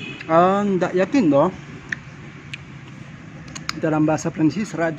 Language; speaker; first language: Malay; non-native, fluent; French